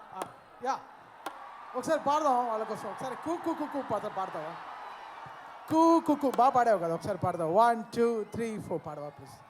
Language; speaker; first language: Telugu; native; Telugu